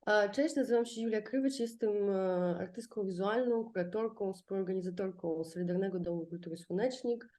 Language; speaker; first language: Polish; non-native, fluent; Ukrainian